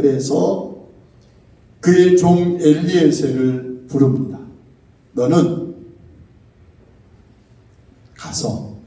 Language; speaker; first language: Korean; native; Korean